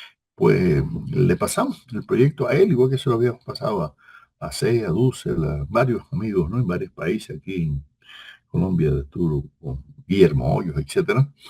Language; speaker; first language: Spanish; native; Spanish